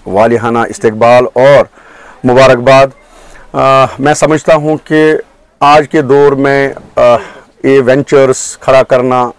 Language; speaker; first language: Hindi; non-native, local second language; Kashmiri